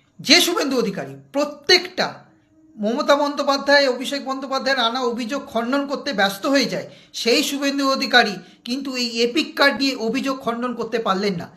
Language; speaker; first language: Bangla; native; Bangla